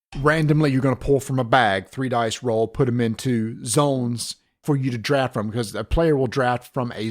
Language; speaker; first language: English; native; English